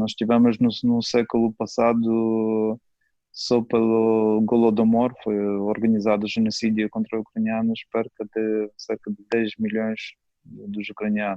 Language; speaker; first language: Portuguese; non-native, fluent; Ukrainian